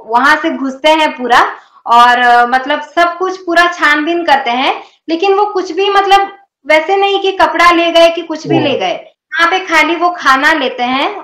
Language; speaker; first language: Hindi; non-native, local second language; Odia